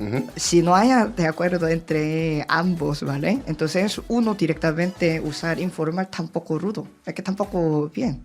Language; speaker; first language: Spanish; non-native, learner; Korean